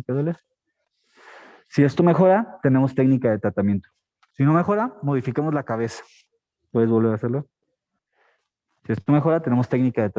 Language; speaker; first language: Spanish; native; Spanish